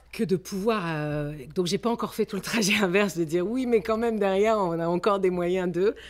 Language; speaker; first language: French; native; French